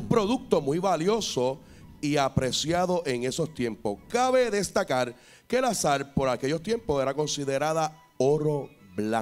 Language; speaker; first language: Spanish; native; Spanish